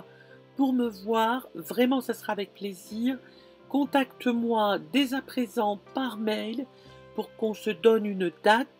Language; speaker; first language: French; native; French